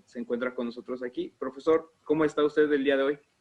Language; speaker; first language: Spanish; native; Spanish